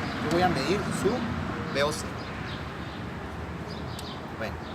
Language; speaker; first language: Spanish; native; Spanish